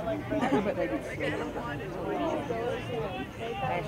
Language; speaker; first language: English; native; English